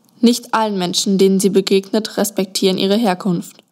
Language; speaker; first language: German; native; German